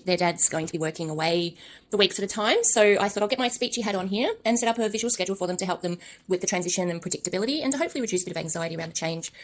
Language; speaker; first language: English; native; English